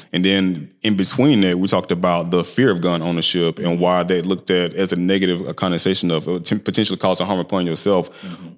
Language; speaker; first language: English; native; English